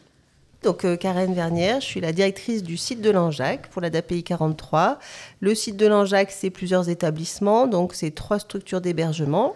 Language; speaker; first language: French; native; French